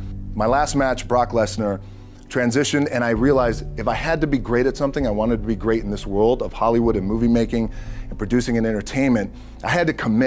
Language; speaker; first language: English; native; English